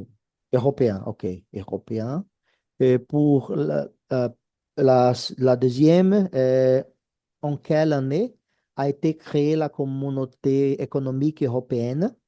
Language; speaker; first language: French; non-native, fluent; Portuguese